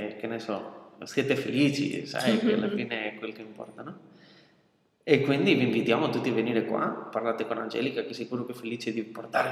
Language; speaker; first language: Italian; non-native, fluent; Spanish